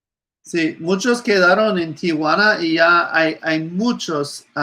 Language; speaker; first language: Spanish; non-native, fluent; English